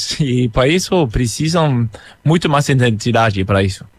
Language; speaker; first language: Portuguese; non-native, fluent; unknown